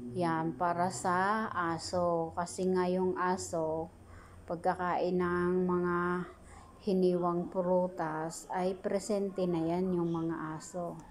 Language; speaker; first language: Filipino; native; Filipino